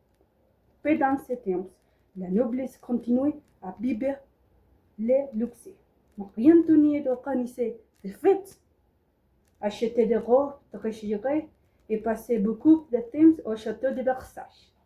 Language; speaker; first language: French; non-native, learner; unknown